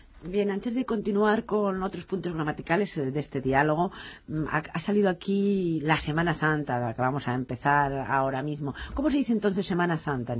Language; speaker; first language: Spanish; native; Spanish